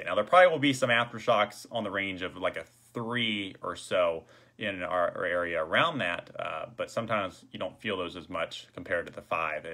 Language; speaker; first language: English; native; English